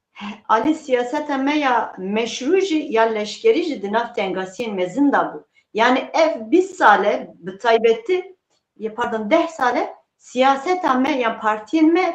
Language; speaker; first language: Kurdish; native; Kurdish